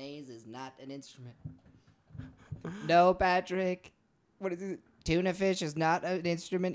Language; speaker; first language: English; early bilingual, other home language; Spanish